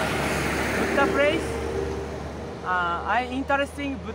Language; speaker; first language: English; non-native, learner; Japanese